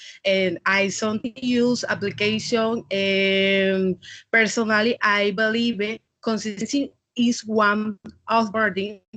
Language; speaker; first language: English; non-native, learner; Spanish